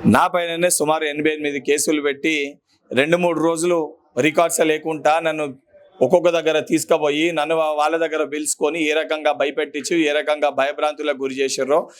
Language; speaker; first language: Telugu; native; Telugu